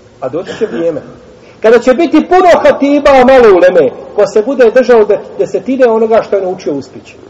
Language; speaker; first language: Bosnian; native; Bosnian